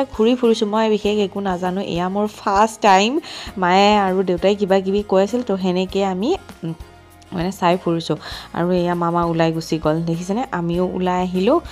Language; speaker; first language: Assamese; non-native, local second language; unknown